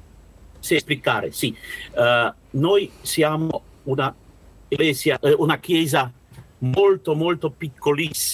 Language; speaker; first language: Italian; non-native, learner; Russian